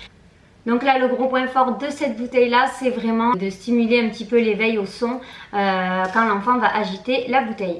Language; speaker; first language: French; native; French